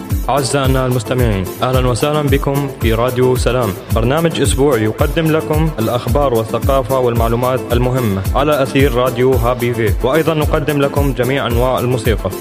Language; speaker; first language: Arabic; native; Arabic